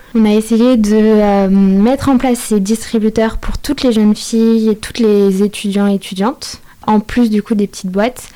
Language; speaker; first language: French; native; French